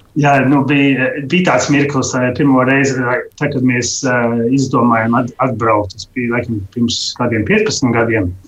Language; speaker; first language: Latvian; early bilingual, heritage; Latvian